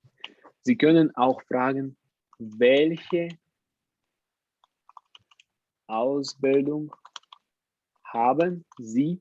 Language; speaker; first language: German; non-native, fluent; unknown